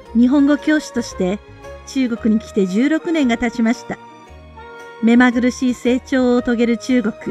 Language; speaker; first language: Japanese; native; Japanese